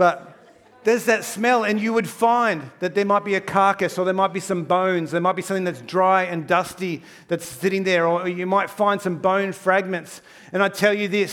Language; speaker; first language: English; native; English